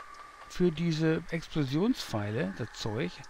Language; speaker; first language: German; native; German